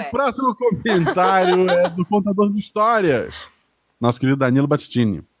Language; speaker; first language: Portuguese; native; Portuguese